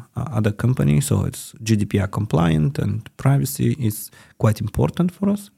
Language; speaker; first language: English; non-native, fluent; Bulgarian